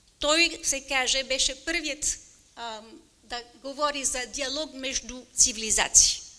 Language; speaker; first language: Bulgarian; non-native, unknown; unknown